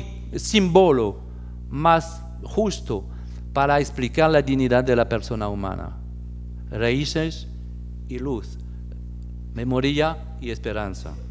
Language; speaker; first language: Spanish; non-native, fluent; French